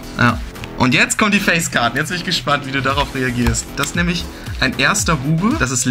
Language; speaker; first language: German; native; German